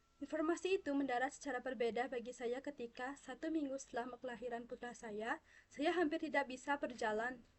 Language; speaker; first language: Indonesian; non-native, local second language; Balinese